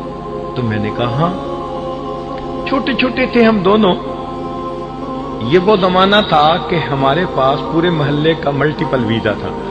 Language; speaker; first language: Urdu; native; Urdu